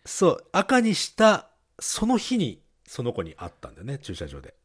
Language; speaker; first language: Japanese; native; Japanese